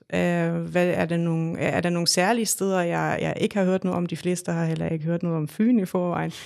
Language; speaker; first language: Danish; non-native, fluent; German